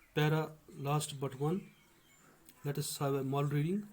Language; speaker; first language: English; non-native, local second language; Urdu